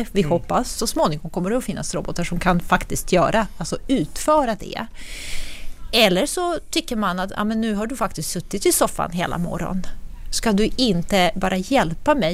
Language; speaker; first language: Swedish; non-native, fluent; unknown